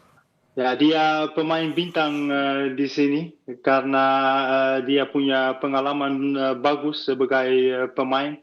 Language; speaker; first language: Indonesian; non-native, fluent; Dutch